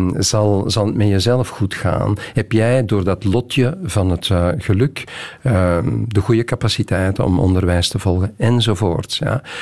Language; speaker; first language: Dutch; native; Dutch